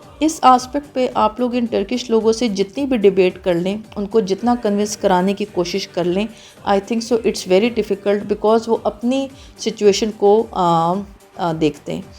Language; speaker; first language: Urdu; native; Urdu